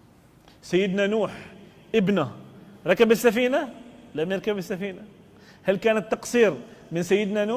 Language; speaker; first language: Arabic; native; Arabic